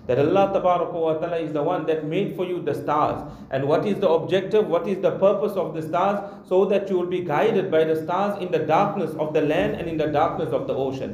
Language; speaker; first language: English; non-native, local second language; Urdu